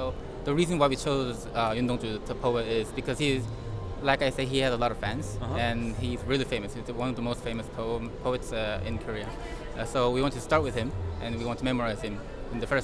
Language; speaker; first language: English; non-native, fluent; Korean